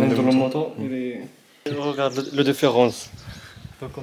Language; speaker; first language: French; non-native, learner; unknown